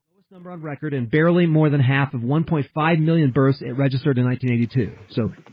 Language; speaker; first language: English; early bilingual, heritage; English